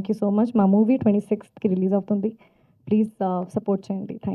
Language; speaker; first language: Telugu; non-native, fluent; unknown